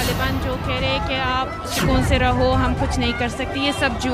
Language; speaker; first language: Hindi; non-native, learner; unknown